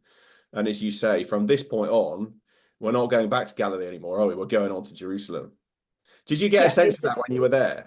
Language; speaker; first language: English; native; English